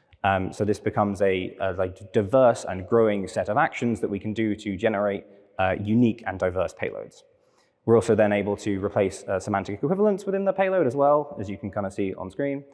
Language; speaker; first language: English; native; English